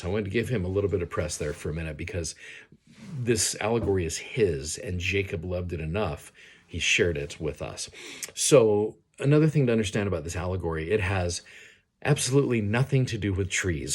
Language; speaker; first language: English; native; English